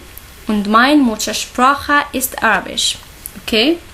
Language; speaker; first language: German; non-native, learner; Arabic